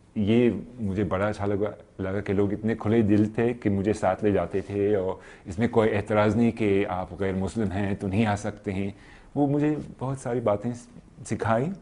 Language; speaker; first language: Urdu; non-native, fluent; English